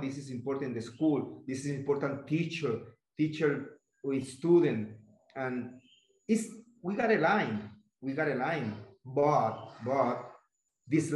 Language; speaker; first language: English; non-native, learner; Spanish